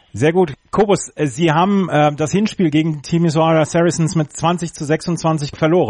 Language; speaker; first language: German; native; German